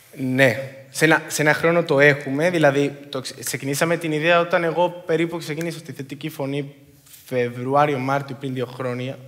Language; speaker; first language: Greek; non-native, fluent; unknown